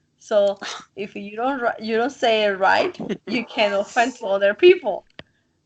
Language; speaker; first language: English; non-native, learner; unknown